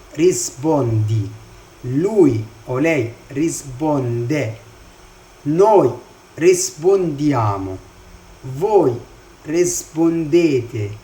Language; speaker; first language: Italian; non-native, fluent; Arabic